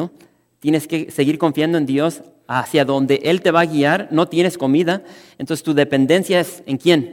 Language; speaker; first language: Spanish; native; Spanish